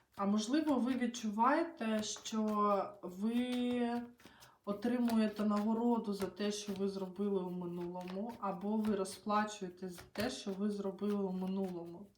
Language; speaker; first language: Ukrainian; non-native, local second language; Russian